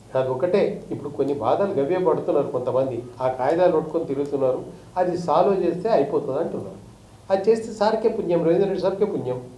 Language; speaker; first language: Telugu; native; Telugu